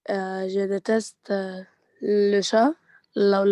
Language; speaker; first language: French; non-native, learner; Arabic